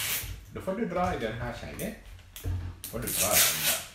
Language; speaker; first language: Swedish; non-native, fluent; Indonesian